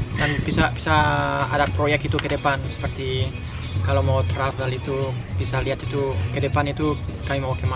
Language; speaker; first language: Indonesian; non-native, fluent; French